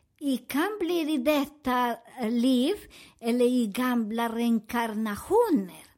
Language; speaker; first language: Swedish; non-native, learner; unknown